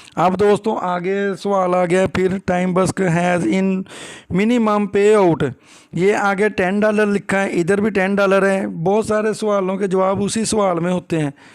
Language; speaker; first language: Urdu; native; Urdu